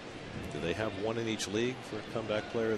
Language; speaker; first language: English; native; English